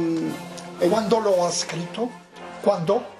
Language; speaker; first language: Spanish; non-native, fluent; Portuguese